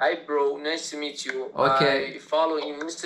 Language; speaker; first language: English; non-native, learner; Persian